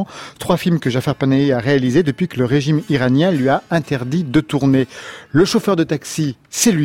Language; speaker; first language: French; native; French